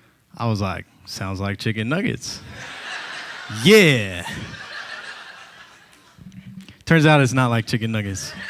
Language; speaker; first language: English; native; English